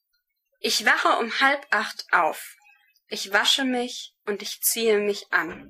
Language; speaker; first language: German; non-native, learner; English